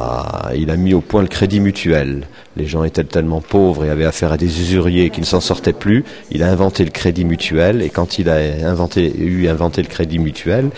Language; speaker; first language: French; native; French